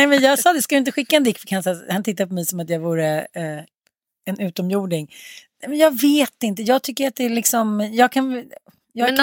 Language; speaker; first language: Swedish; native; Swedish